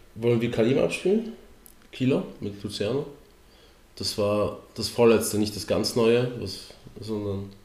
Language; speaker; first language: German; early bilingual, other home language; Polish